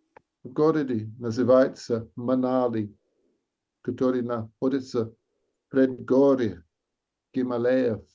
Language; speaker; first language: Russian; non-native, learner; English